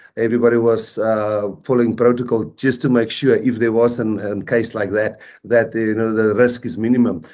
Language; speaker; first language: English; non-native, local second language; Afrikaans